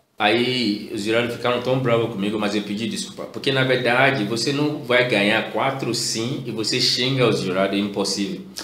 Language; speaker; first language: Portuguese; non-native, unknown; Yoruba